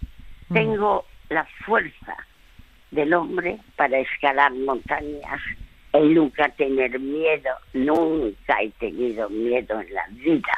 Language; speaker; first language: Spanish; early bilingual, other home language; French